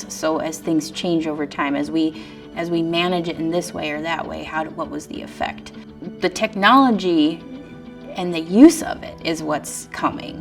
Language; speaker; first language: English; native; English